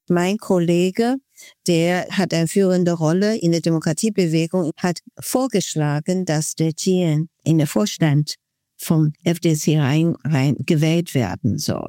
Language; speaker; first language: German; non-native, fluent; Chinese